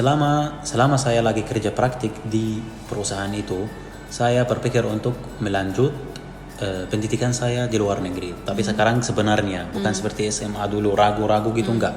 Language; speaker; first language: Indonesian; non-native, fluent; Arabic